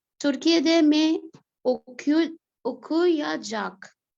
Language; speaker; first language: Turkish; non-native, learner; Urdu